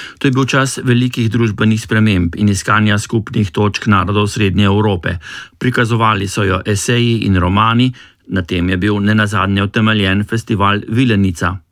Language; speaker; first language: Slovenian; native; Slovenian